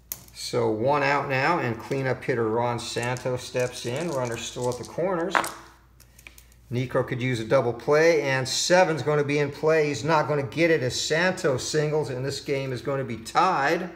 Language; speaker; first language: English; native; English